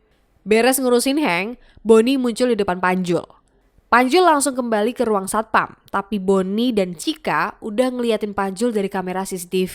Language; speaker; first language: Indonesian; native; Indonesian